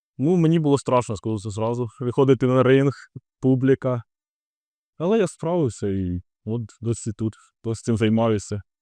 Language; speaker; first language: Ukrainian; non-native, local second language; Russian